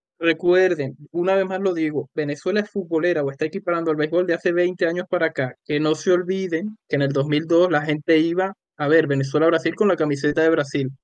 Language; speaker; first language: Spanish; native; Spanish